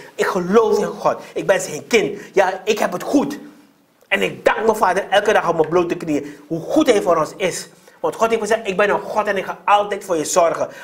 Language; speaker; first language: Dutch; non-native, local second language; Sranan Tongo